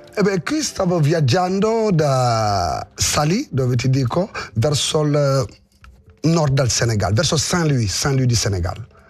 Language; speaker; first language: Italian; non-native, fluent; Wolof